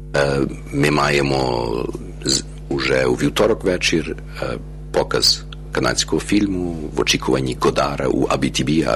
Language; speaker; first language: Ukrainian; early bilingual, heritage; Ukrainian